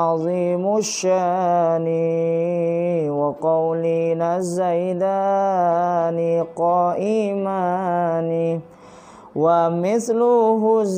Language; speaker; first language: Arabic; non-native, fluent; Indonesian